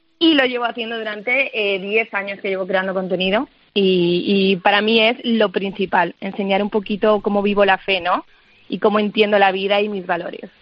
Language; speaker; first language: Spanish; early bilingual, other home language; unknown